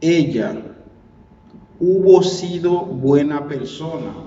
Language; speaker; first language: Spanish; non-native, learner; Haitian Creole